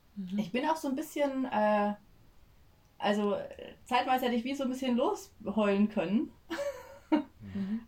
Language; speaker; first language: German; native; German